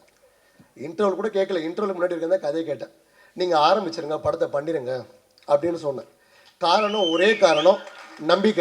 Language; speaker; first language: Tamil; native; Tamil